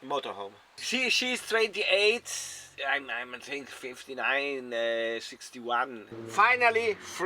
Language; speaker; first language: English; non-native, learner; German